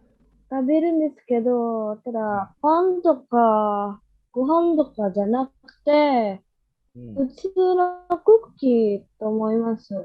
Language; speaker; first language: Japanese; non-native, learner; Indonesian